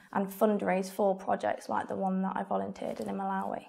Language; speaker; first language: English; native; English